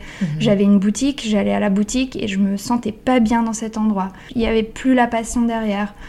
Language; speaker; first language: French; non-native, fluent; Italian